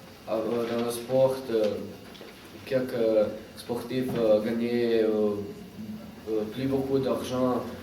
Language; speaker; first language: French; non-native, learner; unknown